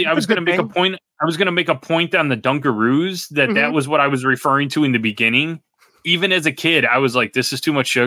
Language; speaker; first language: English; native; English